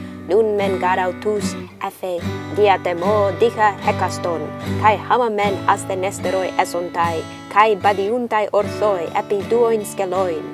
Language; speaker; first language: Greek; non-native, learner; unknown